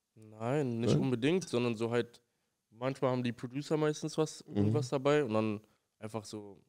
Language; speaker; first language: German; native; German